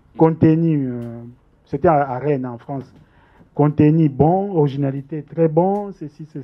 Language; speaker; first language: French; non-native, local second language; Lingala